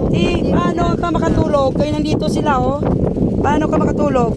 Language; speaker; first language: Filipino; non-native, local second language; Hiligaynon